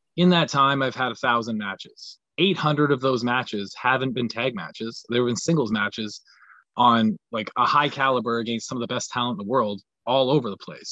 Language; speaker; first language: English; native; English